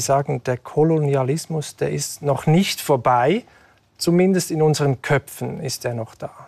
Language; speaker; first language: German; native; German